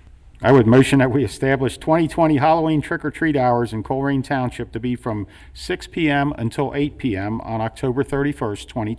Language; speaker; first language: English; native; English